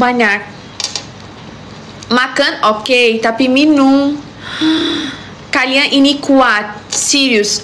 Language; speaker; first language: Indonesian; non-native, learner; Portuguese